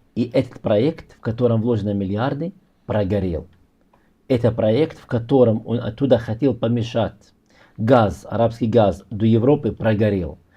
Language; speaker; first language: Russian; non-native, fluent; Arabic